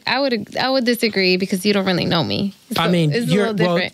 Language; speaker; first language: English; native; English